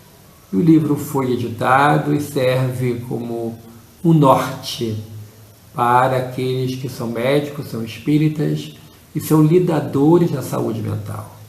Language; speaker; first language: Portuguese; native; Portuguese